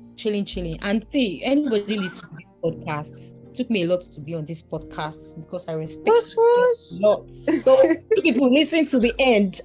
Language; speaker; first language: English; non-native, local second language; Yoruba